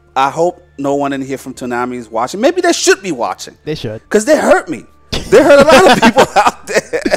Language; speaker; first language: English; native; English